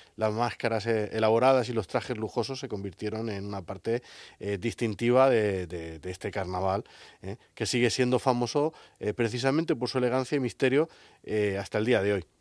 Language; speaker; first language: Spanish; native; Spanish